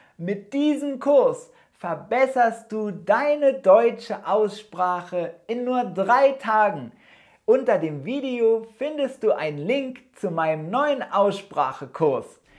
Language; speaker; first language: German; native; German